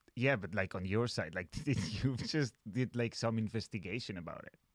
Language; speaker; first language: English; non-native, fluent; Spanish